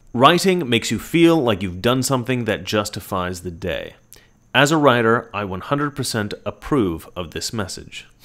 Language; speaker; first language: English; native; English